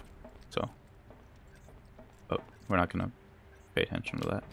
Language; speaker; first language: English; native; English